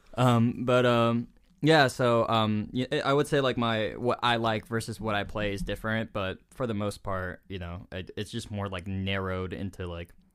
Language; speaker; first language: English; early bilingual, other home language; Spanish